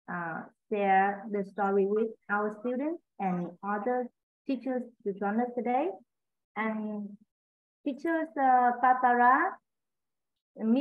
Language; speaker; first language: English; non-native, learner; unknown